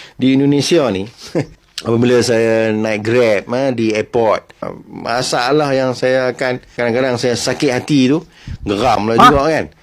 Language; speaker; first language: Malay; native; Malay